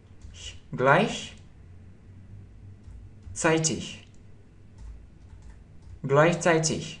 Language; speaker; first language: German; non-native, fluent; Russian